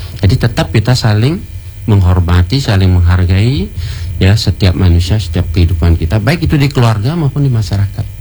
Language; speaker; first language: Malay; non-native, local second language; Balinese